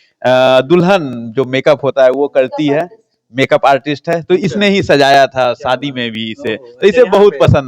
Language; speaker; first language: Hindi; native; Hindi